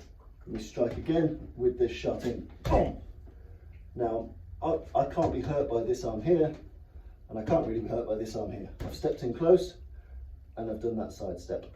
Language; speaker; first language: English; native; English